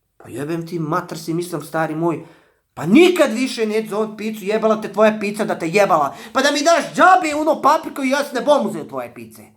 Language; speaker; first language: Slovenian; early bilingual, other home language; Bosnian